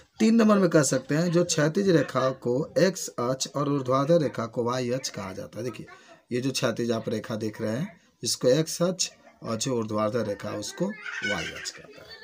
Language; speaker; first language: Hindi; native; Hindi